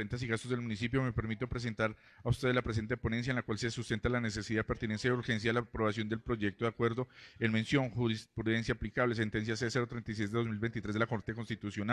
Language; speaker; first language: Spanish; native; Spanish